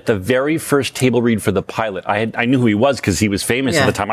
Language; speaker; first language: English; native; English